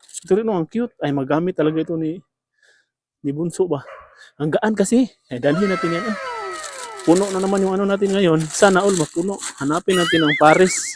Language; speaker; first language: Filipino; non-native, local second language; Cebuano